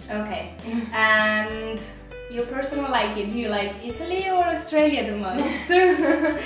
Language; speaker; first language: English; non-native, fluent; Italian